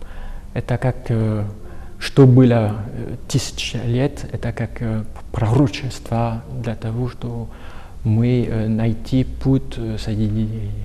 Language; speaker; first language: Russian; non-native, fluent; French